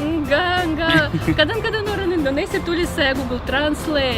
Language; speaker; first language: Indonesian; non-native, learner; Russian